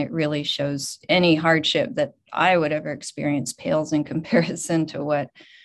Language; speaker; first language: English; native; English